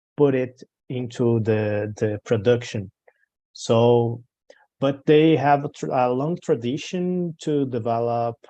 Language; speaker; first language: English; non-native, learner; Portuguese